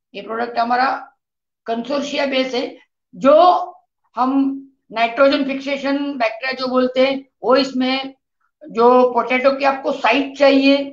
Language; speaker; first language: Hindi; non-native, local second language; Marathi